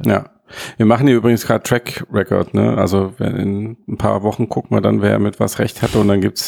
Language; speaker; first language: German; native; German